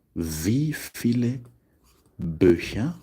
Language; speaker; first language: German; non-native, fluent; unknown